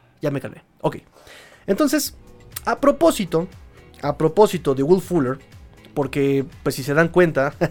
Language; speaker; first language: Spanish; native; Spanish